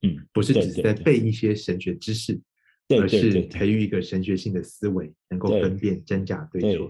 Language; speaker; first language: Chinese; native; Chinese